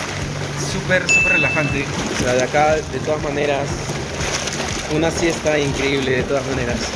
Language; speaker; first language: Spanish; native; Spanish